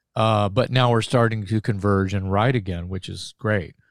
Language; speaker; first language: English; native; English